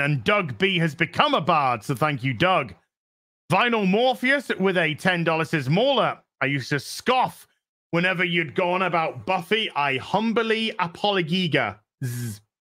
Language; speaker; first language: English; native; English